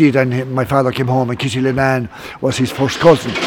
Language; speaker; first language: English; native; English